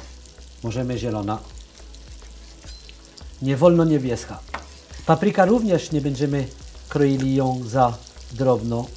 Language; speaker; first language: Polish; non-native, learner; French